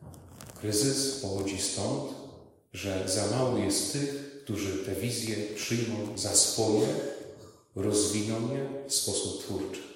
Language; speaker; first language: Polish; native; Polish